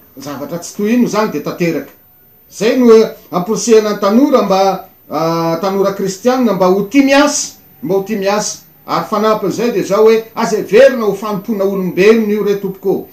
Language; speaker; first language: Malagasy; native; Malagasy